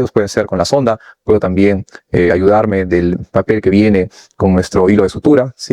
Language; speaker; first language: Spanish; native; Spanish